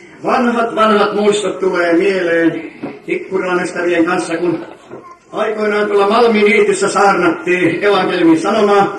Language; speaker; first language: Finnish; native; Finnish